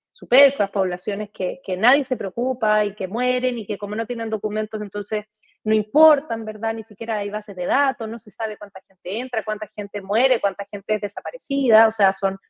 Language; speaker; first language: Spanish; native; Spanish